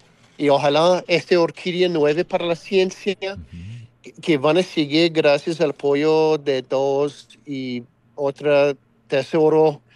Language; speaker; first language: Spanish; non-native, fluent; English